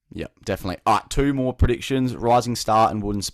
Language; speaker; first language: English; native; English